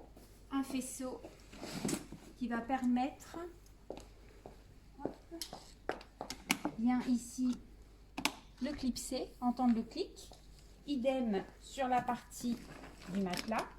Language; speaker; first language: French; native; French